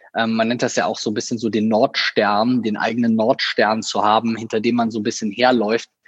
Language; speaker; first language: German; native; German